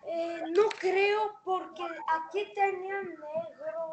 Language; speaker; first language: Spanish; early bilingual, heritage; Spanish